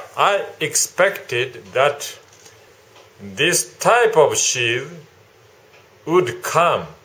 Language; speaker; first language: English; non-native, learner; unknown